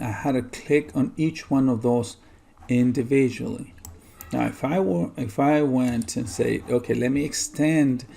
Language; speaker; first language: English; native; English